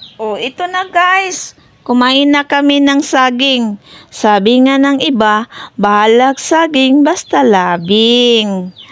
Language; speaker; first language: Filipino; non-native, local second language; Cebuano